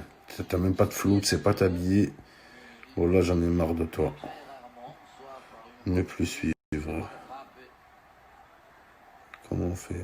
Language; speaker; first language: French; native; French